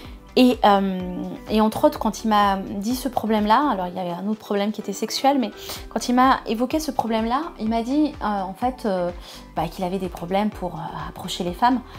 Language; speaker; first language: French; native; French